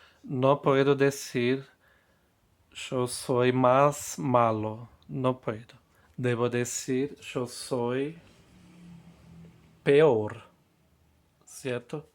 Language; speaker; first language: Spanish; non-native, fluent; Portuguese